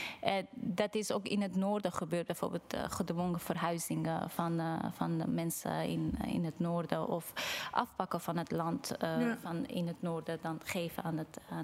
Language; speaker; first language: Dutch; non-native, fluent; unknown